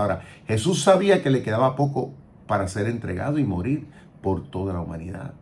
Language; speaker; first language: Spanish; native; Spanish